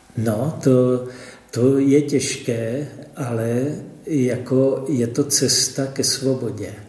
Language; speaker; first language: Czech; native; Czech